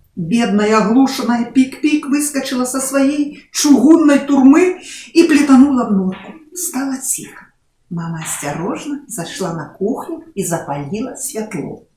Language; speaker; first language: Belarusian; non-native, local second language; Russian